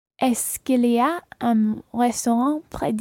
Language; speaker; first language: French; non-native, learner; English